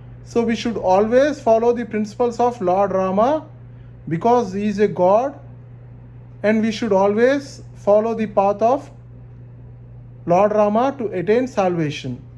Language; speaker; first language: English; non-native, local second language; Telugu